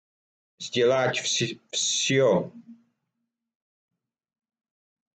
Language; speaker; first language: Russian; non-native, learner; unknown